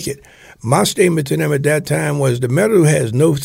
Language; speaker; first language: English; native; English